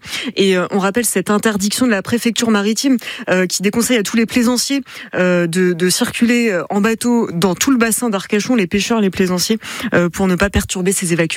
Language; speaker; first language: French; native; French